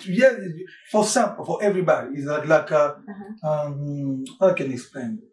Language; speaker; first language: English; non-native, learner; French